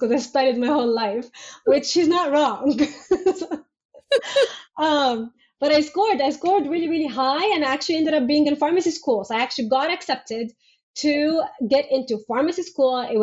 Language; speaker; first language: English; non-native, fluent; Arabic